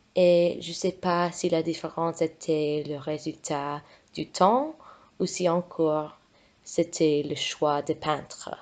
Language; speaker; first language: French; non-native, fluent; English